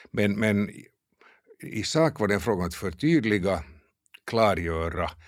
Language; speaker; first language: Swedish; native; Swedish